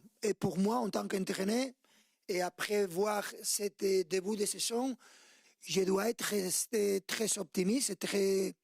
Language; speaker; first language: French; non-native, fluent; Spanish